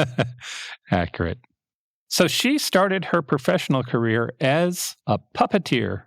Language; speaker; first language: English; native; English